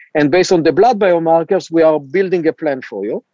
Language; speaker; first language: English; non-native, fluent; Hebrew